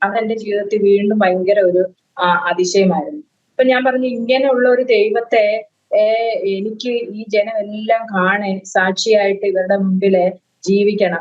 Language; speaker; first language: Malayalam; native; Malayalam